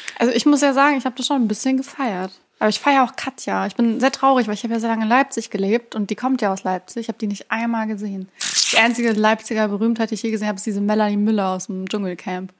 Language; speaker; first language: German; early bilingual, other home language; Persian